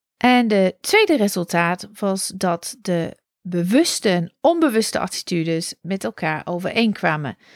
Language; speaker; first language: Dutch; non-native, fluent; English